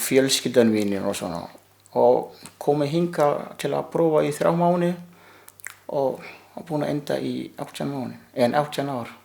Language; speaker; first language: Icelandic; non-native, learner; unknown